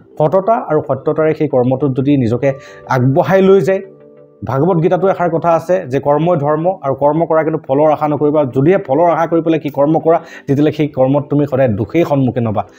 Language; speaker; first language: Assamese; native; Assamese